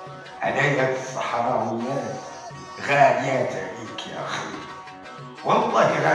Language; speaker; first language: Arabic; native; Arabic